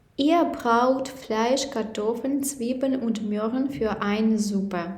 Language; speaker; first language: German; non-native, fluent; Ukrainian